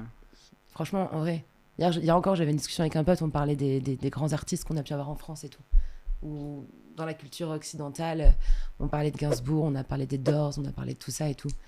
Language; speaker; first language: French; native; French